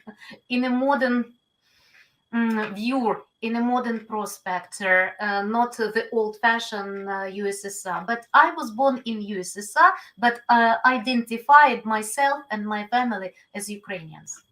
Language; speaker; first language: English; non-native, learner; Ukrainian